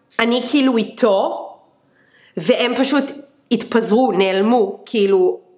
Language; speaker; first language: Hebrew; non-native, fluent; English